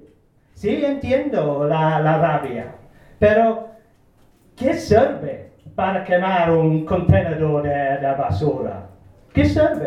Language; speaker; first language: Spanish; non-native, learner; Turkish